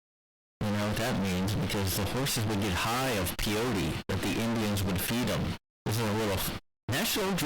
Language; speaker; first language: English; native; English